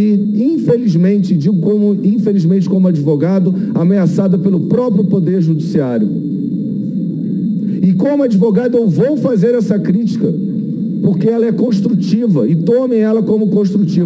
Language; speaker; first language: Portuguese; native; Portuguese